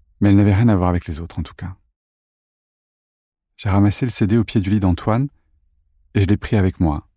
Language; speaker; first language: French; native; French